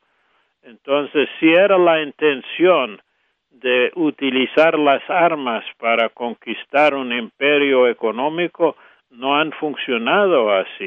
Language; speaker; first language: Spanish; non-native, fluent; English